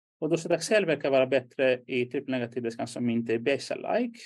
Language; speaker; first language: Swedish; non-native, fluent; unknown